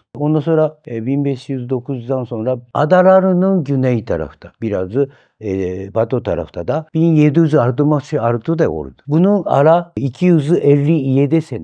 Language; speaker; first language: Turkish; non-native, fluent; Japanese